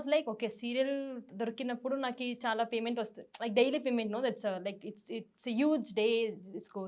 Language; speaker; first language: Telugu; non-native, learner; Tamil